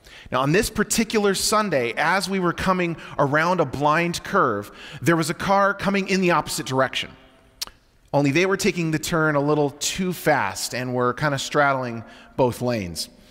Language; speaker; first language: English; native; English